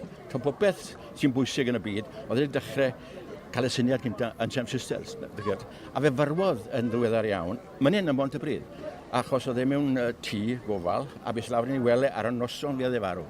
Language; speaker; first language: Welsh; native; Welsh